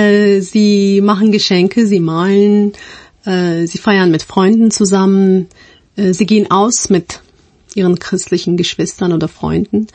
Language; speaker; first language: German; non-native, fluent; Turkish